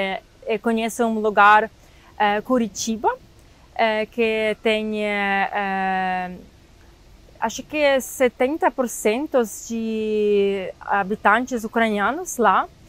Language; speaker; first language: Portuguese; non-native, fluent; Ukrainian